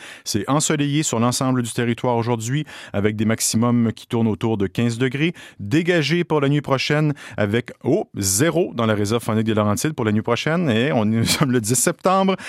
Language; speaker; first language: French; native; French